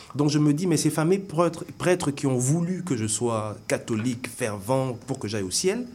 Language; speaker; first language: French; non-native, local second language; Lingala